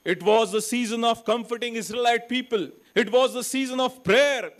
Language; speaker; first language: English; non-native, local second language; Marathi